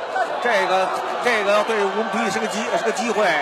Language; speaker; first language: Chinese; native; Chinese